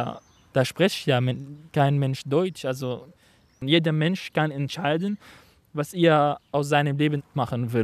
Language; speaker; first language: German; non-native, learner; Arabic